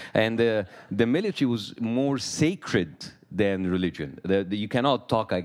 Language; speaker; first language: English; non-native, fluent; Arabic